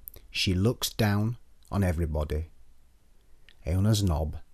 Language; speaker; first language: English; native; English